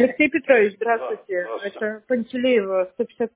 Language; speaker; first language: Russian; native; Russian